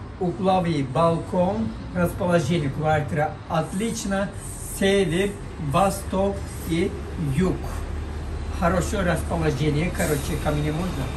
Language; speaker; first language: Russian; non-native, learner; Turkish